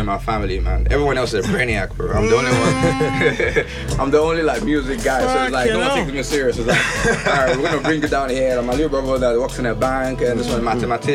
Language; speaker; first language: English; non-native, local second language; Yoruba